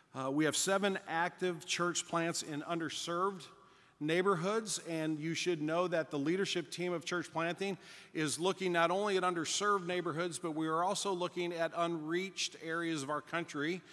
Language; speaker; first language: English; native; English